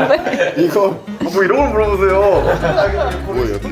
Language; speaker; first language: Korean; native; Korean